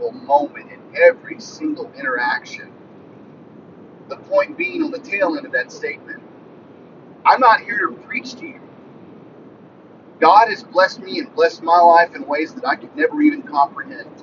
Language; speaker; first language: English; native; English